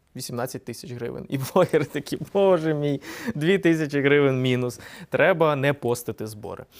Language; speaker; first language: Ukrainian; non-native, local second language; Russian